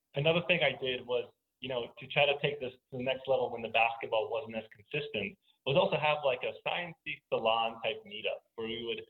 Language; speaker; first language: English; native; English